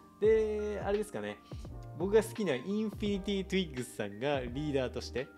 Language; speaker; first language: Japanese; native; Japanese